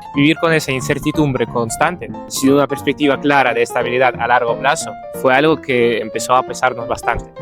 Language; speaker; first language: Spanish; non-native, fluent; Ukrainian